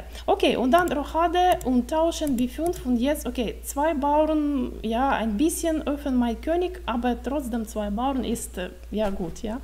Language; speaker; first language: German; non-native, learner; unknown